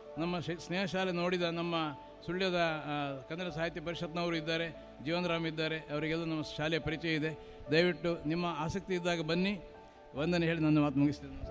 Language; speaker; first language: Kannada; non-native, local second language; Marathi